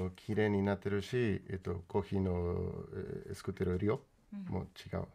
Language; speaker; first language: Japanese; non-native, fluent; Spanish